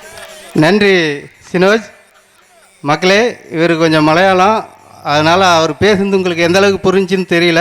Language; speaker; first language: Tamil; native; Tamil